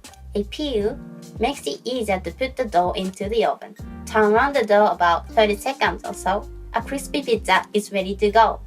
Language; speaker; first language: English; non-native, fluent; Japanese